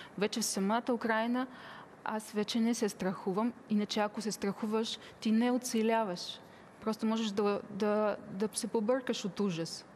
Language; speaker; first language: Bulgarian; early bilingual, heritage; Bulgarian